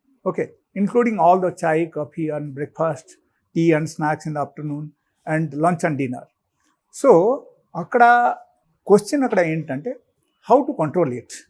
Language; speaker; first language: English; non-native, local second language; Telugu